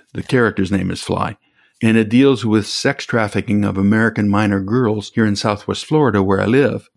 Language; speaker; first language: English; native; English